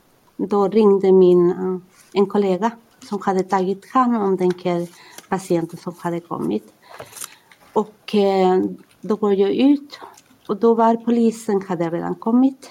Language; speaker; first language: Swedish; non-native, fluent; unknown